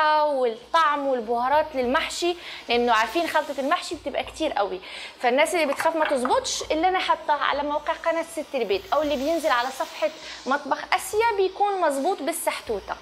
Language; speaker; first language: Arabic; native; Arabic